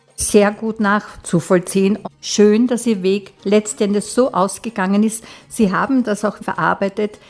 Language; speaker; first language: German; native; German